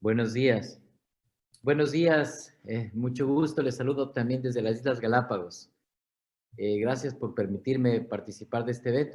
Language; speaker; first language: Spanish; native; Spanish